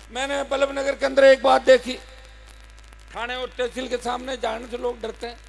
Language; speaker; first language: Hindi; native; Hindi